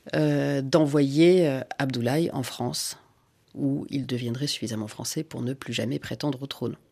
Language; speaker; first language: French; non-native, local second language; Finnish